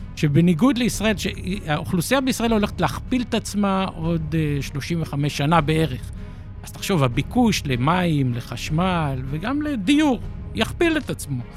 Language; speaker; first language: Hebrew; native; Hebrew